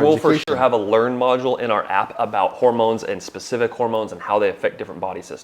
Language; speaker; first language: English; native; English